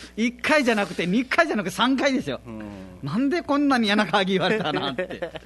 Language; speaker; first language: Japanese; non-native, fluent; Nepali